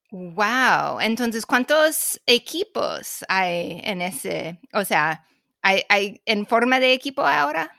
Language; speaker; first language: Spanish; non-native, fluent; English